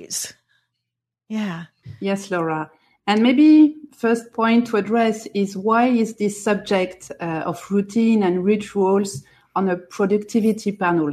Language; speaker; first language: English; non-native, fluent; French